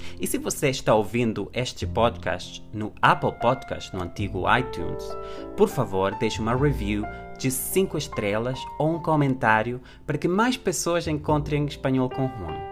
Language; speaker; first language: Portuguese; non-native, fluent; Spanish